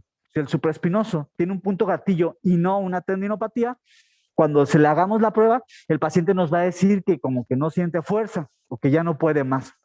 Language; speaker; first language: Spanish; native; Spanish